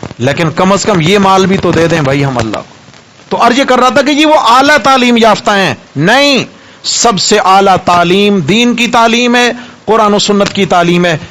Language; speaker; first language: Urdu; non-native, local second language; Punjabi